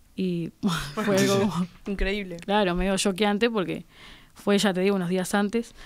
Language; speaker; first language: Spanish; native; Spanish